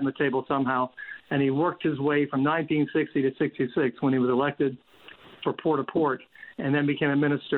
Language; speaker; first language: English; native; English